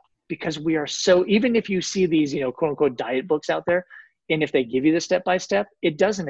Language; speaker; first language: English; native; English